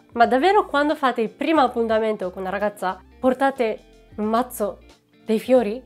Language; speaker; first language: Italian; non-native, fluent; Japanese